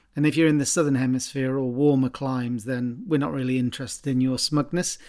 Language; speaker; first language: English; native; English